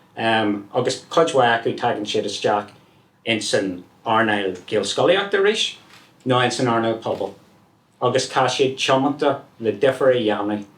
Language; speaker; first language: Irish; non-native, local second language; English